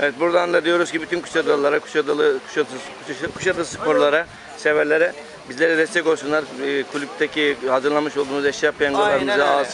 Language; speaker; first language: Turkish; native; Turkish